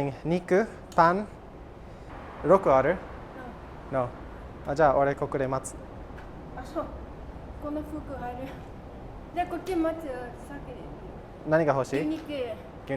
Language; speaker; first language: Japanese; non-native, fluent; English